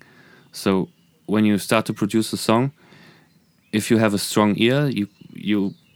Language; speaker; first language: English; non-native, fluent; German